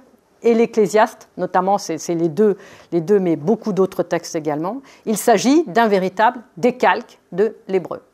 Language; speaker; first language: French; native; French